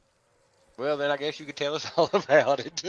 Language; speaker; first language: English; native; English